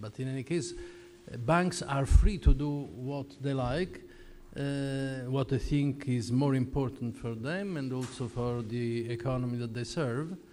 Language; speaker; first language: English; non-native, fluent; Italian